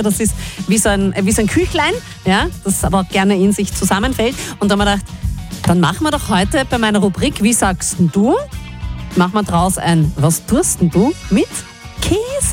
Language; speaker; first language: German; native; German